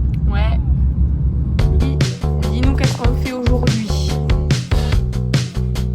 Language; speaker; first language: French; native; French